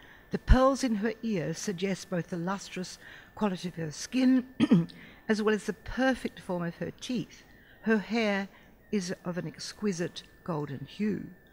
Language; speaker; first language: English; native; English